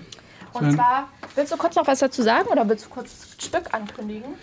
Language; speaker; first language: German; native; German